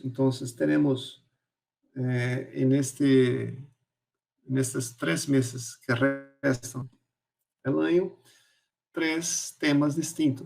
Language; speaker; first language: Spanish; non-native, fluent; Portuguese